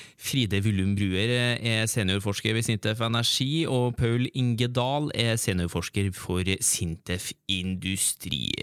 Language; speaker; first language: Norwegian; native; Norwegian